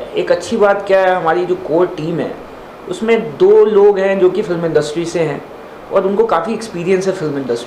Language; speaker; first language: Hindi; native; Hindi